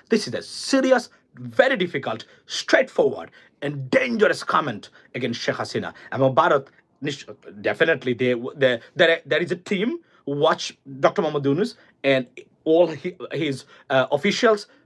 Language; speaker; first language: English; non-native, local second language; Bangla